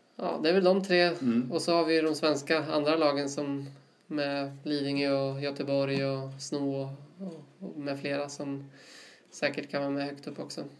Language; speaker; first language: Swedish; native; Swedish